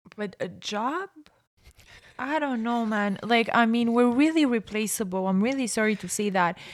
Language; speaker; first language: French; early bilingual, other home language; Bulgarian